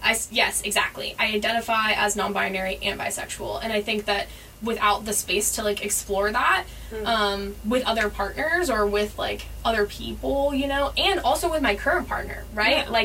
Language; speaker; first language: English; native; English